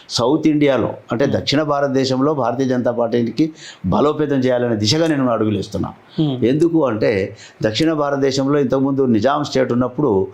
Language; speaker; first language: Telugu; non-native, local second language; Lambadi